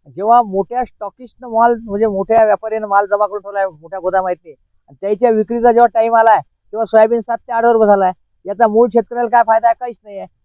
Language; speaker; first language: Marathi; native; Marathi